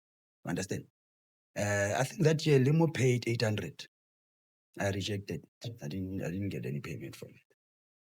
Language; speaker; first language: English; non-native, local second language; Southern Sotho